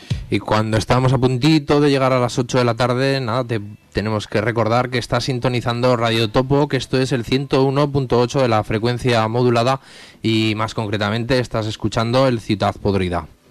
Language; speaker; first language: Spanish; native; Spanish